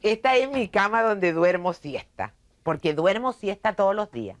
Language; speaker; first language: Spanish; native; Spanish